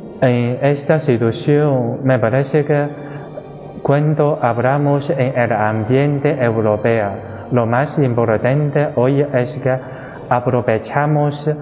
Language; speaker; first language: Spanish; non-native, fluent; Chinese